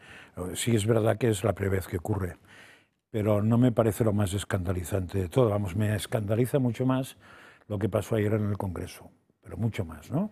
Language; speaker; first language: Spanish; native; Spanish